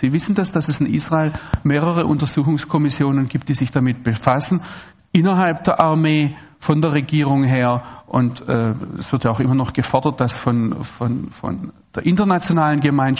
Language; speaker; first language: German; native; German